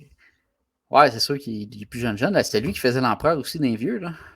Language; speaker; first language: French; native; French